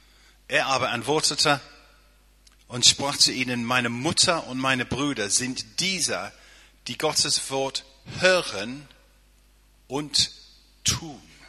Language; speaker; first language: German; non-native, fluent; English